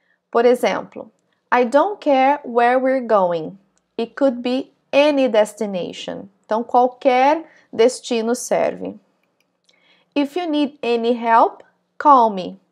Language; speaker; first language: English; non-native, fluent; Portuguese